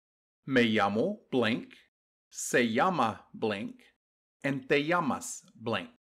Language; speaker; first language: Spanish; non-native, fluent; English